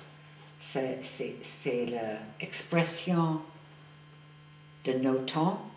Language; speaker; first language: French; non-native, fluent; English